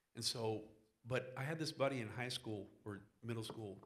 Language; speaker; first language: English; native; English